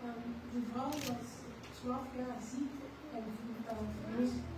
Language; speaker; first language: Dutch; early bilingual, other home language; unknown